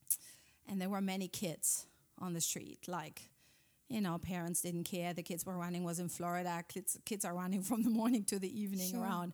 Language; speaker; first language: English; non-native, fluent; German